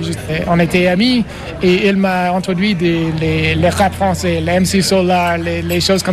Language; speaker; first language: French; non-native, learner; English